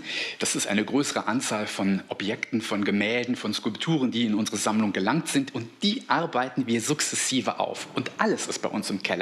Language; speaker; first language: German; native; German